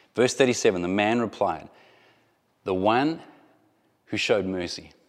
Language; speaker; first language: English; native; English